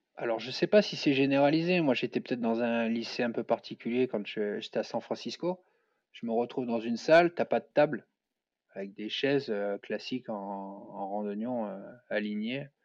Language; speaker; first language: French; native; French